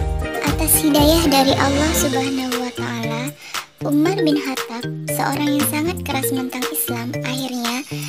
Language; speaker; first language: Indonesian; native; Indonesian